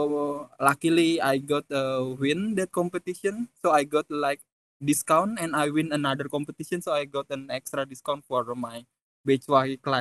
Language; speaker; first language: English; non-native, fluent; Indonesian